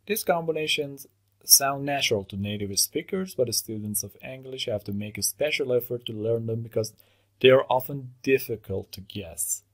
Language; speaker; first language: English; non-native, fluent; Persian